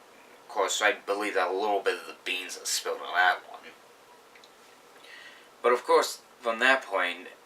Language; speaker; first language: English; native; English